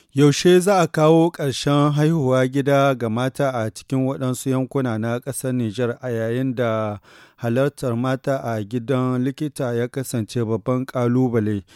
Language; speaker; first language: Hausa; native; Hausa